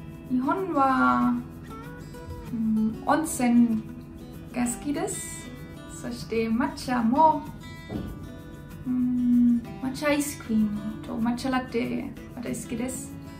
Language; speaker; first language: Japanese; non-native, learner; German